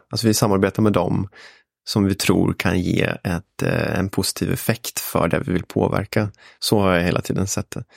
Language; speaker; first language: Swedish; native; Swedish